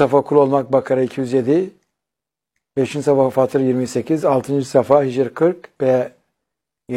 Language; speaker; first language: Turkish; native; Turkish